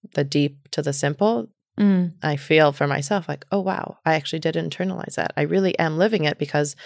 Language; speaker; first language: English; native; English